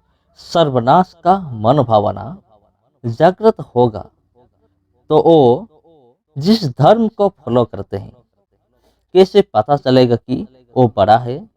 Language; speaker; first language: Hindi; non-native, local second language; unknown